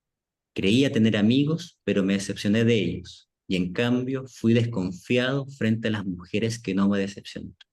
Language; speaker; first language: Spanish; native; Spanish